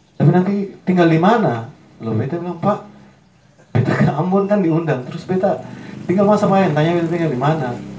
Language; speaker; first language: Indonesian; native; Indonesian